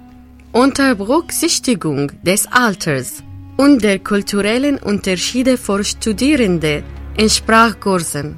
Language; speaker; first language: German; non-native, fluent; Arabic